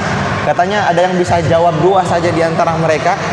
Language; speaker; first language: Indonesian; native; Indonesian